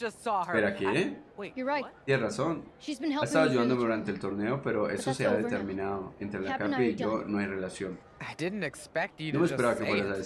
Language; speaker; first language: Spanish; native; Spanish